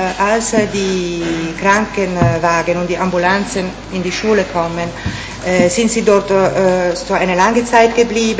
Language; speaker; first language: German; non-native, fluent; Italian